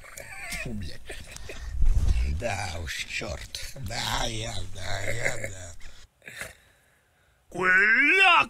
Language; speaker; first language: Russian; native; Russian